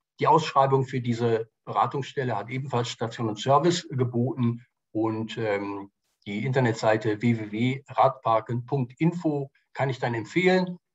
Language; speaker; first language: German; native; German